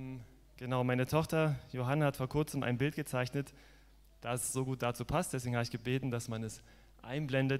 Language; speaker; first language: German; native; German